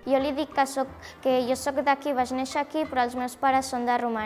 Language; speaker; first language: Catalan; early bilingual, other home language; Romanian